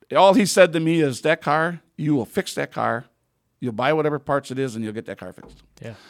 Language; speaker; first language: English; native; English